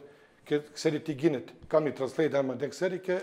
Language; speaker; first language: Greek; non-native, fluent; Serbian